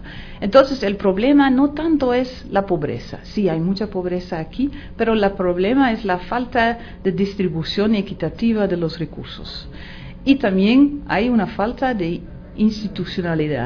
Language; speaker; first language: Spanish; non-native, fluent; Dutch